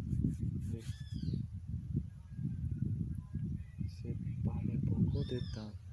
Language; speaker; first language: French; non-native, learner; Portuguese